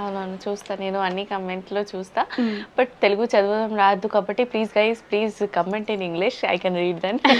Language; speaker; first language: Telugu; non-native, learner; Bangla